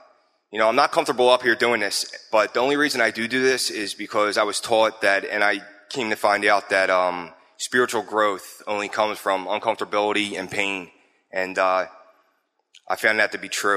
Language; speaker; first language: English; native; English